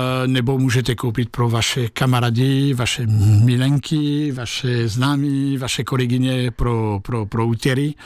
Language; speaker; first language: Czech; non-native, fluent; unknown